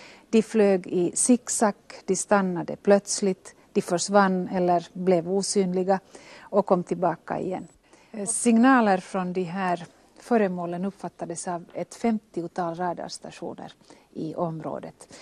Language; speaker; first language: Swedish; native; Swedish